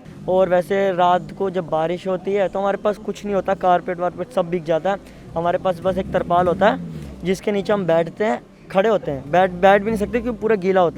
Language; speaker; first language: Hindi; early bilingual, other home language; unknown